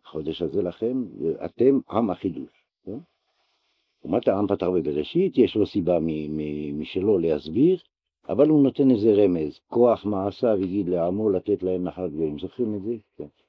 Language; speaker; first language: Hebrew; non-native, fluent; French